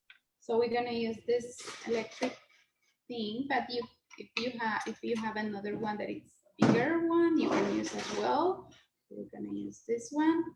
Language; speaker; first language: English; non-native, learner; Spanish